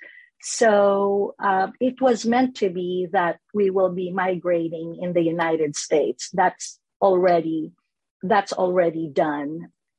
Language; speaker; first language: English; non-native, local second language; Filipino